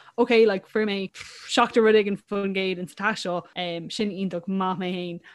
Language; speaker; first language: Irish; non-native, local second language; English